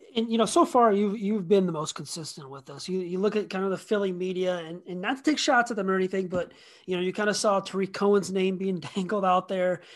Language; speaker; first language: English; native; English